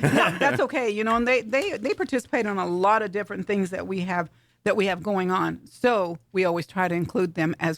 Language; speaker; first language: English; native; English